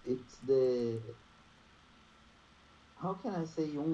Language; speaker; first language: English; non-native, learner; Portuguese